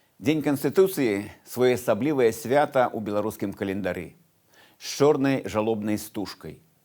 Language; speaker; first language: Belarusian; non-native, local second language; Russian